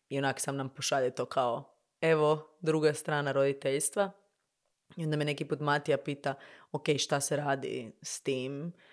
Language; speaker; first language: Croatian; native; Croatian